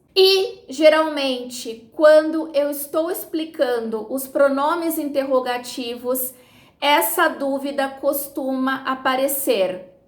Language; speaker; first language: Portuguese; native; Portuguese